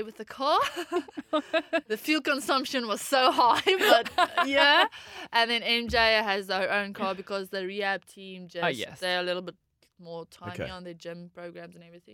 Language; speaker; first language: English; non-native, local second language; Afrikaans